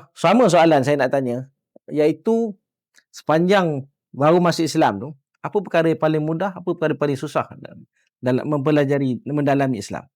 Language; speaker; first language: Malay; native; Malay